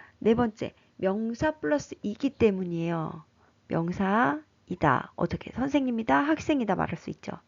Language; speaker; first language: Korean; native; Korean